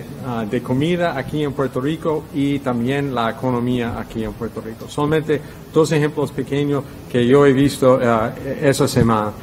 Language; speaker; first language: Spanish; non-native, fluent; English